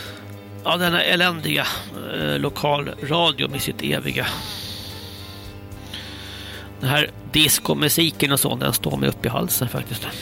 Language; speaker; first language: Swedish; native; Swedish